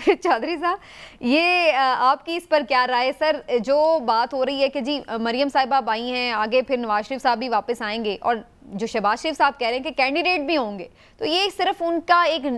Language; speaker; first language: Urdu; native; Urdu